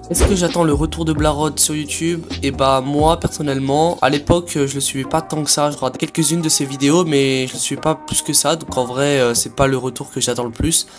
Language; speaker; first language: French; native; French